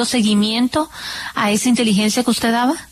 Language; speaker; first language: Spanish; native; Spanish